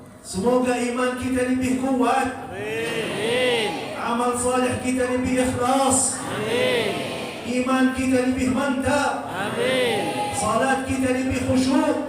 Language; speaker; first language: Malay; non-native, fluent; Arabic